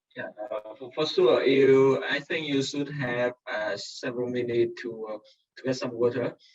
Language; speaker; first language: English; non-native, fluent; Vietnamese